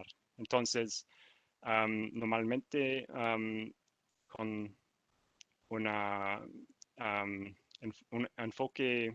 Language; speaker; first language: Spanish; non-native, learner; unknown